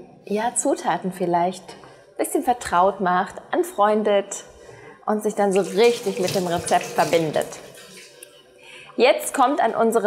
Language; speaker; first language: German; native; German